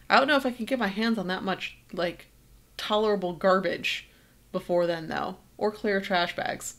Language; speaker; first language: English; native; English